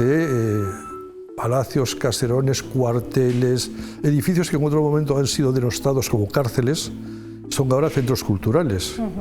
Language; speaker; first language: Spanish; native; Spanish